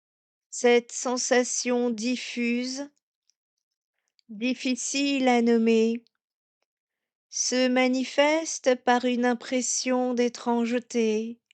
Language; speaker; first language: French; native; French